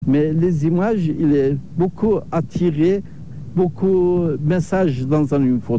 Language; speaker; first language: French; non-native, learner; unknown